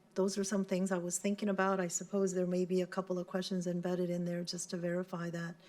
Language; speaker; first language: English; non-native, local second language; Cantonese